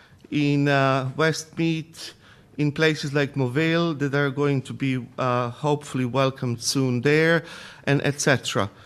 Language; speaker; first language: English; non-native, fluent; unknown